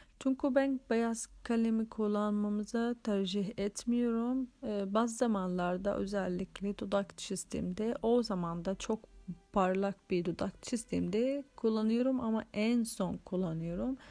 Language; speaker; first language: Turkish; non-native, fluent; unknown